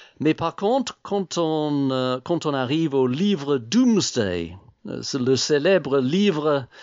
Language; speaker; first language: French; non-native, fluent; English